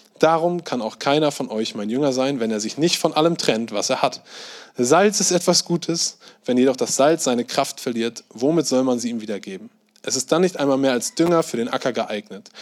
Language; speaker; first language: German; native; German